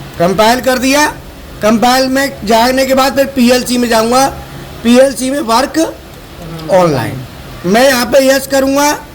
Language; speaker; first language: Hindi; native; Hindi